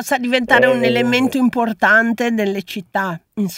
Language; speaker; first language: Italian; native; Italian